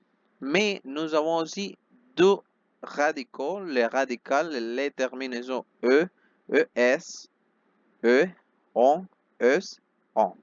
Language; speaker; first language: French; non-native, fluent; Spanish